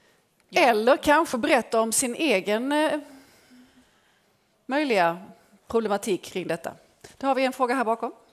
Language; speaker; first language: Swedish; native; Swedish